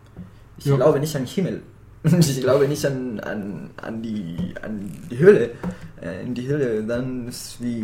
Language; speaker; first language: German; non-native, fluent; Spanish